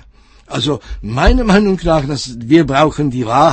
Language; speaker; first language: German; non-native, fluent; Czech